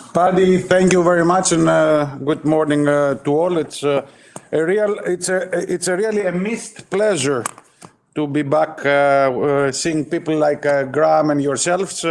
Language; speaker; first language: English; non-native, fluent; Greek